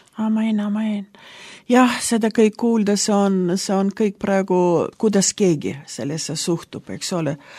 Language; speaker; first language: Estonian; non-native, local second language; Russian